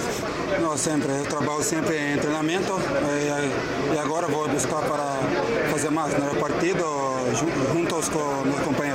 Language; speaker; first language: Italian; non-native, learner; Portuguese